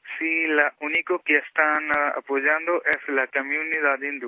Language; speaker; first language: Spanish; non-native, local second language; Punjabi